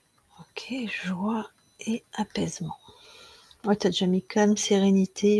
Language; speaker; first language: French; native; French